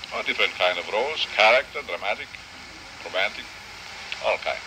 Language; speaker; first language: English; non-native, fluent; Hungarian